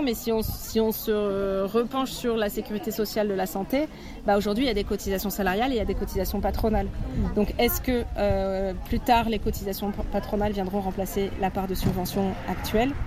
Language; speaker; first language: French; native; French